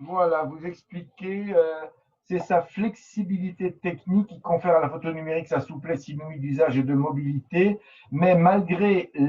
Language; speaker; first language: French; native; French